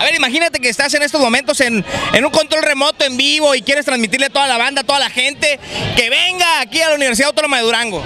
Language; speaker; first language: Spanish; native; Spanish